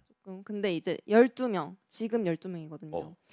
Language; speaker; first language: Korean; native; Korean